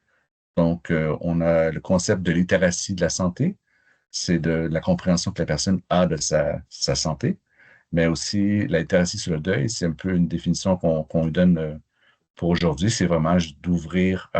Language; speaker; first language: French; native; French